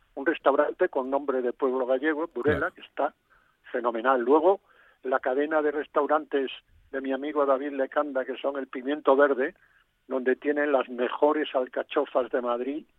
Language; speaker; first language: Spanish; non-native, local second language; Galician